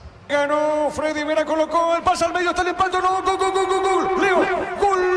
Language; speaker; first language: Spanish; native; Spanish